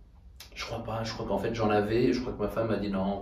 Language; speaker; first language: French; native; French